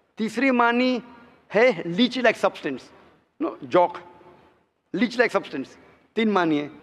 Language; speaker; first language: Hindi; non-native, local second language; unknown